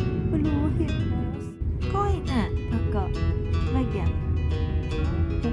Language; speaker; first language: Swedish; non-native, learner; Japanese